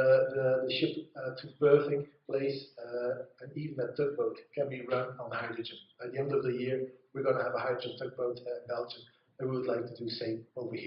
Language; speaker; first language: English; non-native, fluent; Dutch